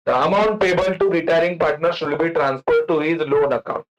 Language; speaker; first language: Hindi; non-native, local second language; Marathi